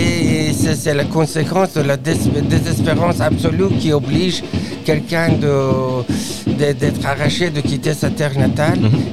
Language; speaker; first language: French; non-native, fluent; Persian